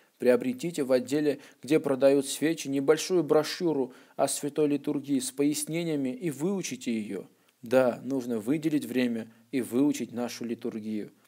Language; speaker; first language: Russian; non-native, local second language; Armenian